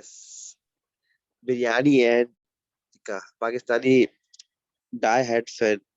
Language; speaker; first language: English; non-native, learner; Urdu